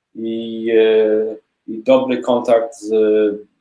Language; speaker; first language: Polish; non-native, learner; English